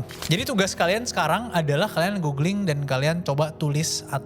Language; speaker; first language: Indonesian; native; Indonesian